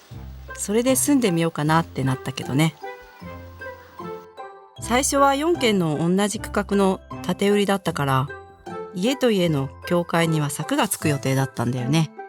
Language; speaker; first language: Japanese; native; Japanese